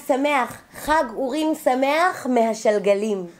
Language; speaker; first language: Hebrew; native; Hebrew